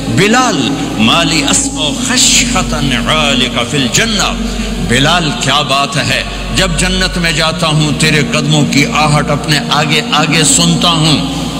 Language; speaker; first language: Urdu; non-native, local second language; Punjabi